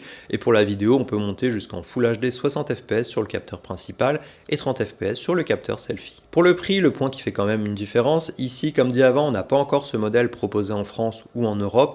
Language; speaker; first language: French; native; French